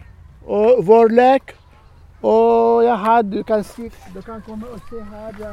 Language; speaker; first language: Norwegian; non-native, learner; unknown